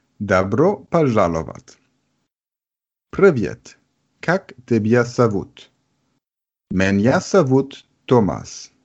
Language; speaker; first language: Russian; non-native, learner; German